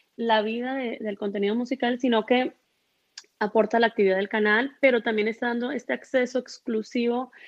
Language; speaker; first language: Spanish; early bilingual, heritage; Spanish